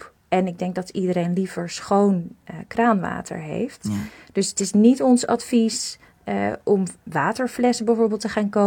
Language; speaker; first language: Dutch; native; Dutch